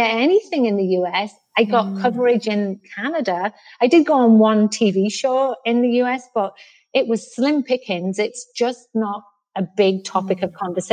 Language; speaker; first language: English; native; English